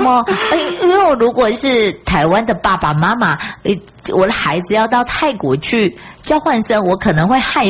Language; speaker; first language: Chinese; native; Chinese